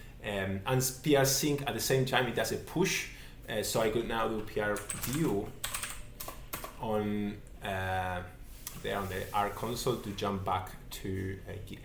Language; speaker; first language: English; non-native, fluent; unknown